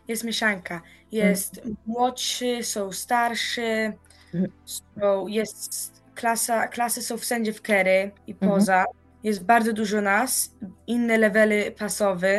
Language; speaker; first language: Polish; early bilingual, heritage; Polish